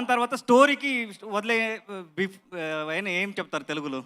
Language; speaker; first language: Telugu; non-native, learner; Kannada